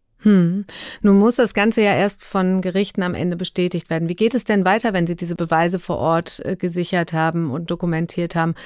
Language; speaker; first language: German; native; German